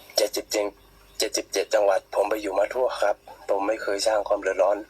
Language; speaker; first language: Thai; non-native, fluent; Burmese